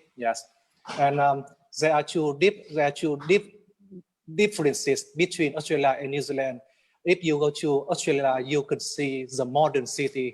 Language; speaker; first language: English; non-native, learner; Vietnamese